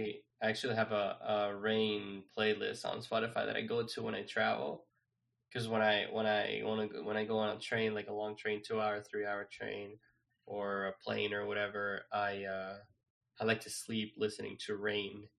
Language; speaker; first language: English; non-native, fluent; Spanish